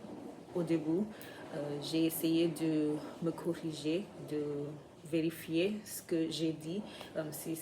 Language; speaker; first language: French; non-native, fluent; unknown